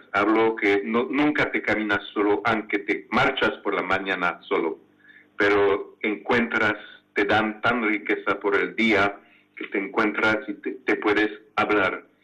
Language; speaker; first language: Spanish; non-native, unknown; French